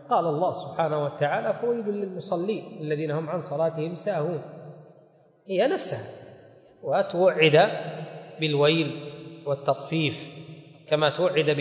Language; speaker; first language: Arabic; native; Arabic